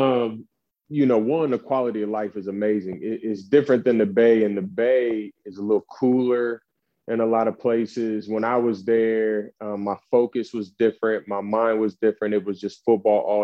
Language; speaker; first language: English; native; English